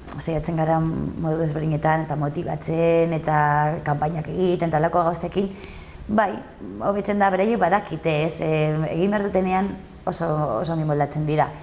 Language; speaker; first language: Basque; non-native, local second language; Spanish